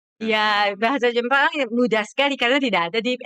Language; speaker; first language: Indonesian; non-native, fluent; Japanese